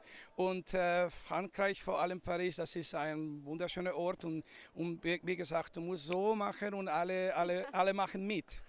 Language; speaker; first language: German; non-native, fluent; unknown